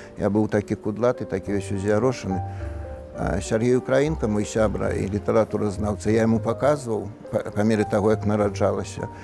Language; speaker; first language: Belarusian; native; Belarusian